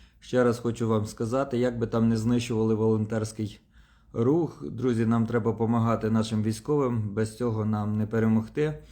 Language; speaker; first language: Ukrainian; non-native, local second language; Russian